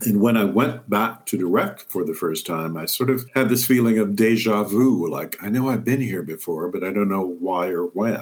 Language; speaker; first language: English; native; English